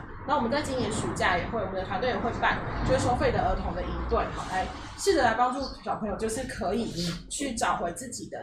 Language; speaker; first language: Chinese; native; Chinese